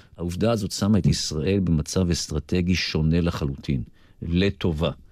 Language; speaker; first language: Hebrew; native; Hebrew